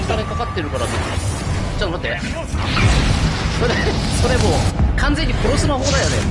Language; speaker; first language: Japanese; native; Japanese